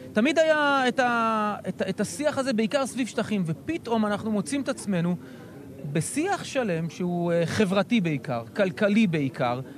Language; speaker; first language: Hebrew; native; Hebrew